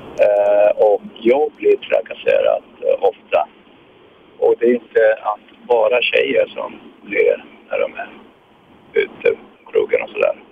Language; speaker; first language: Swedish; non-native, fluent; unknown